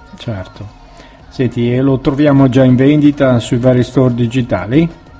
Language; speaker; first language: Italian; native; Italian